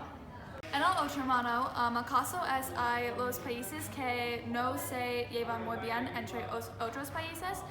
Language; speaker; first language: Spanish; non-native, learner; English